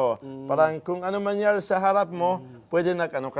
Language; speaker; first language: Filipino; non-native, learner; Arabic